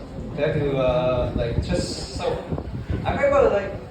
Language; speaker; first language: English; non-native, learner; Vietnamese